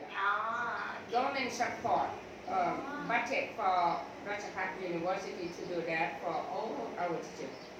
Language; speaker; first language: English; non-native, learner; Thai